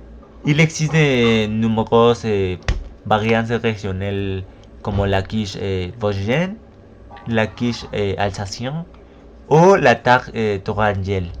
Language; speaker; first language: French; non-native, learner; Spanish